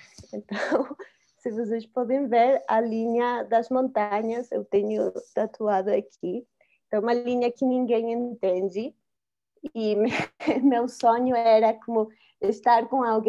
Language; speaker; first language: Portuguese; non-native, fluent; Spanish